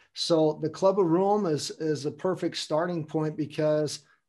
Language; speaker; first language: English; native; English